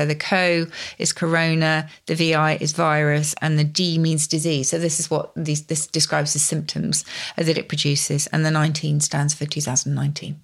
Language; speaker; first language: English; native; English